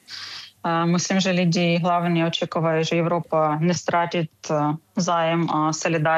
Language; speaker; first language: Czech; non-native, learner; Ukrainian